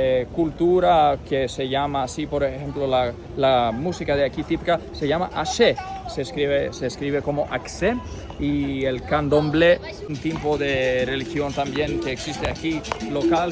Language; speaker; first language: Spanish; non-native, fluent; Portuguese